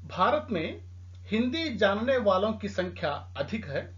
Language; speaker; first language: Hindi; non-native, local second language; Telugu